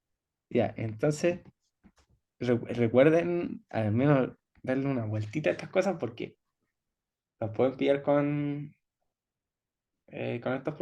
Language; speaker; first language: Spanish; native; Spanish